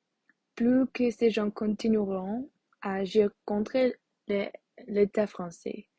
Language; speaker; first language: French; non-native, learner; English